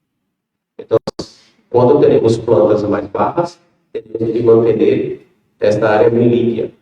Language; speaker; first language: Spanish; non-native, learner; Portuguese